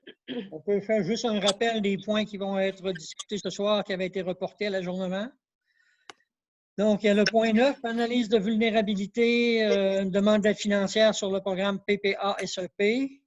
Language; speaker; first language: French; native; French